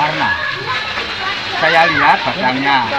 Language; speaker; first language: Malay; non-native, local second language; Javanese